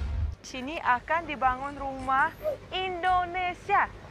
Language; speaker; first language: Indonesian; non-native, fluent; Russian